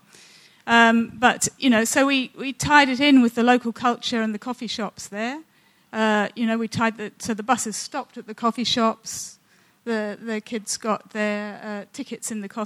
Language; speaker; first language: English; native; English